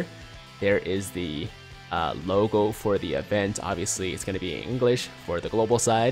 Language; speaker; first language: English; native; English